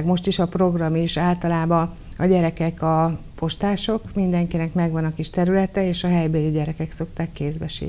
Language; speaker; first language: Hungarian; native; Hungarian